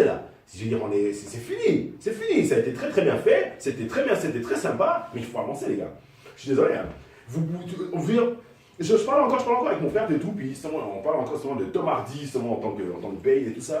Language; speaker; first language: French; native; French